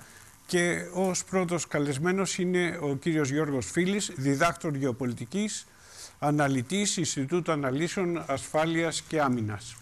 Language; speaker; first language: Greek; native; Greek